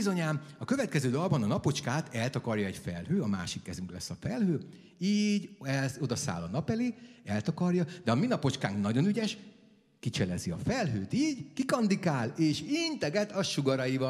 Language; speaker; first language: Hungarian; native; Hungarian